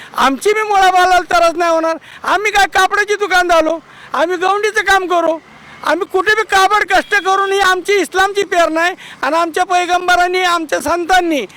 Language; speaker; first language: Marathi; non-native, local second language; Hindi